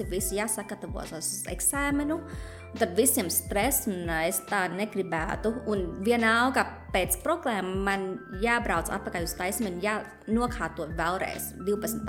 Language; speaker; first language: Latvian; non-native, fluent; Thai